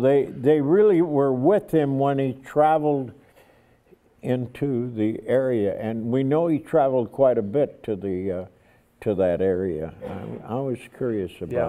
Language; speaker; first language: English; native; English